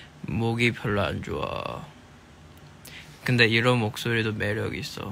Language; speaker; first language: Korean; non-native, fluent; Chinese